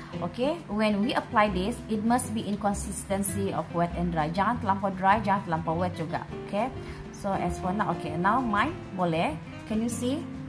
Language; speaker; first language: English; non-native, local second language; Malay